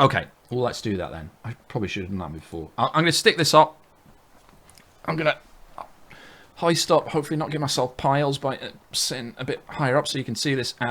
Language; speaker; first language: English; native; English